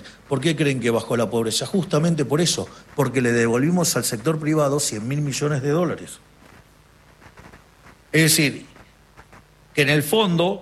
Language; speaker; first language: Spanish; native; Spanish